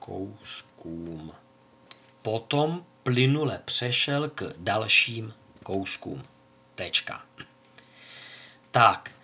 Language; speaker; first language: Czech; native; Czech